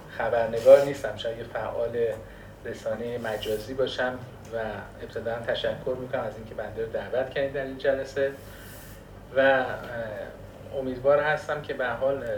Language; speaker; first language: Persian; non-native, local second language; Baluchi